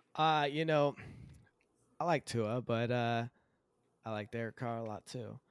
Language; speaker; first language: English; native; English